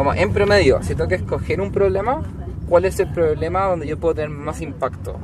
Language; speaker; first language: Spanish; native; Spanish